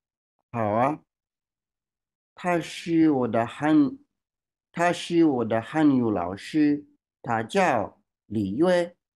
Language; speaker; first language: Chinese; non-native, learner; Swahili